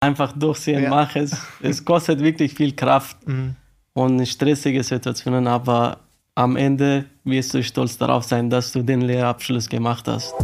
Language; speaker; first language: German; non-native, learner; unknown